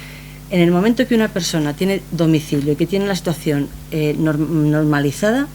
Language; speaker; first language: Spanish; native; Spanish